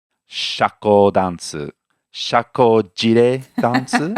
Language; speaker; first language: Japanese; non-native, fluent; English